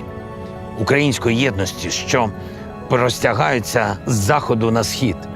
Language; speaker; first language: Ukrainian; non-native, local second language; Russian